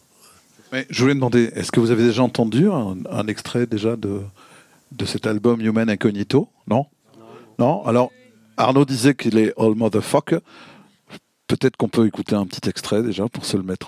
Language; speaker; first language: French; native; French